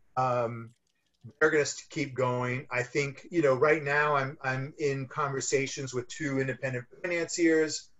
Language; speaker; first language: English; native; English